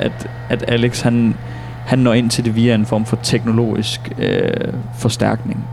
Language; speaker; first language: Danish; native; Danish